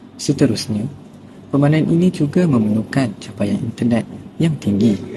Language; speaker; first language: Malay; native; Malay